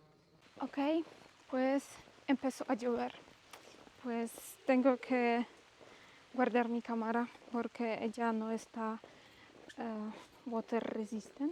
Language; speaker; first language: Spanish; non-native, learner; Polish